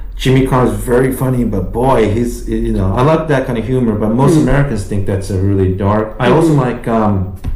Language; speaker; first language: English; early bilingual, other home language; Japanese